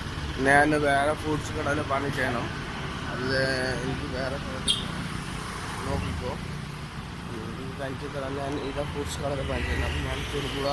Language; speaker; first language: Malayalam; non-native, learner; Bangla